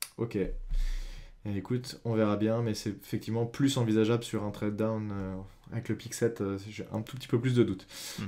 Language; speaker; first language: French; native; French